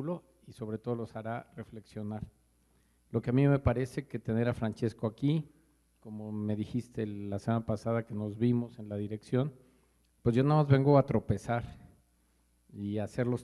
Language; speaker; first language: Spanish; native; Spanish